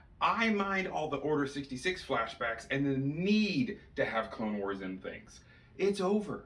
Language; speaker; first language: English; native; English